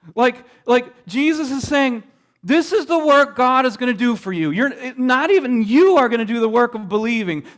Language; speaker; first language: English; native; English